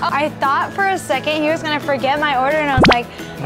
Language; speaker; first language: English; early bilingual, other home language; Chinese